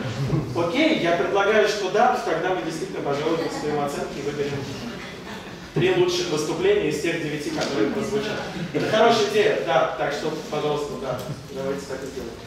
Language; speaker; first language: Russian; native; Russian